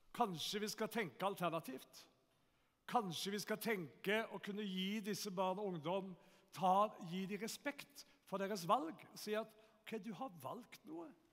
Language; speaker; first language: Norwegian; native; Norwegian